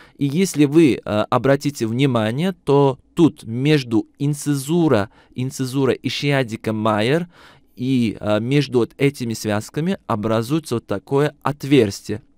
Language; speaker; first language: Russian; non-native, local second language; Uzbek